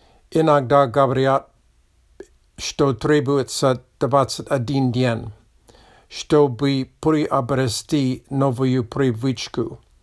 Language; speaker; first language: Russian; non-native, learner; English